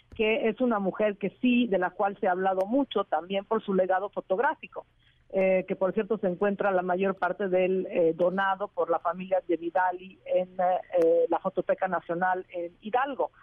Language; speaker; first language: Spanish; non-native, fluent; Italian